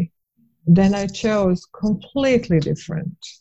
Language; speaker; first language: English; non-native, fluent; Bosnian